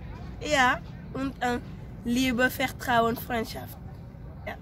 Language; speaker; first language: German; non-native, learner; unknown